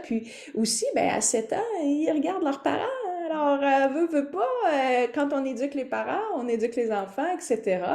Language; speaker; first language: French; native; French